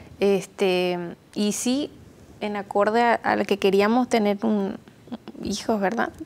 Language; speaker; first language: Spanish; native; Spanish